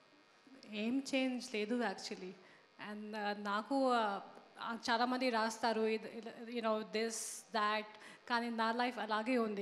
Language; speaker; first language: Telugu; non-native, learner; Hindi